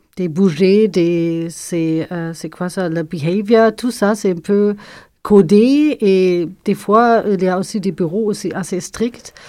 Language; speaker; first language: French; non-native, fluent; German